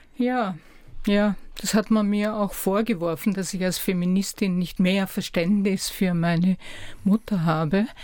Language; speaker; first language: German; native; German